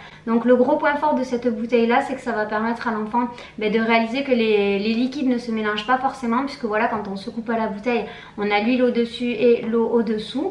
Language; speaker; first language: French; native; French